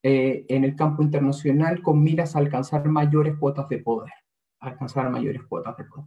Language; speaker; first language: Spanish; native; Spanish